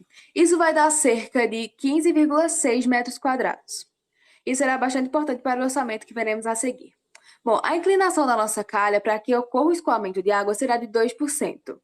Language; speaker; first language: Portuguese; native; Portuguese